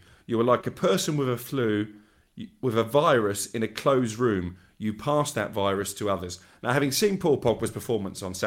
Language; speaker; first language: English; native; English